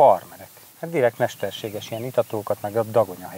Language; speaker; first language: Hungarian; native; Hungarian